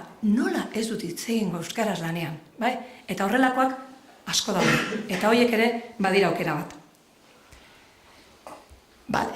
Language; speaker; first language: Basque; native; Basque